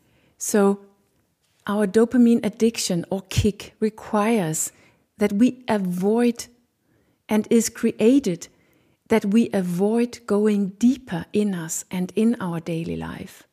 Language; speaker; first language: English; non-native, fluent; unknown